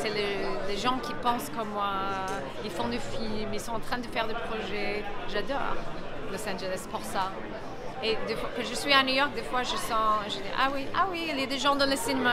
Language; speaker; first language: French; non-native, fluent; English